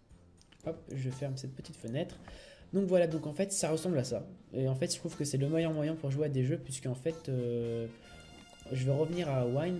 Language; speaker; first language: French; native; French